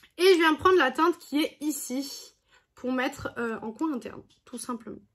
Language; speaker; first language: French; native; French